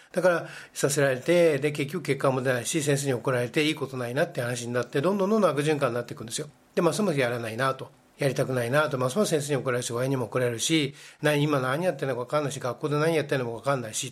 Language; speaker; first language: Japanese; native; Japanese